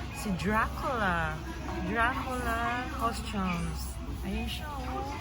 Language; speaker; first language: Filipino; native; Filipino